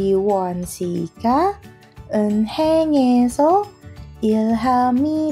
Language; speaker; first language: Korean; non-native, fluent; Indonesian